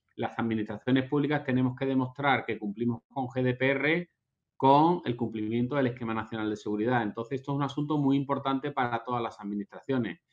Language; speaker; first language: Spanish; native; Spanish